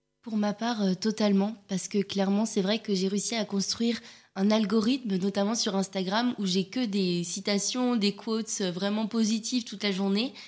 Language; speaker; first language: French; native; French